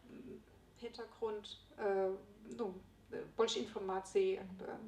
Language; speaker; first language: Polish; non-native, learner; Belarusian